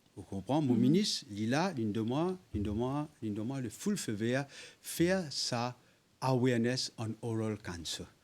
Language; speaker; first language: French; non-native, local second language; Morisyen